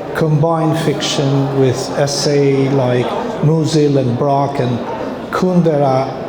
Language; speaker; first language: English; non-native, fluent; Albanian